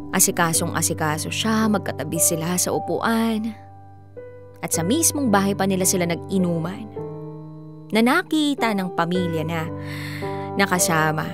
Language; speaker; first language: Filipino; native; Filipino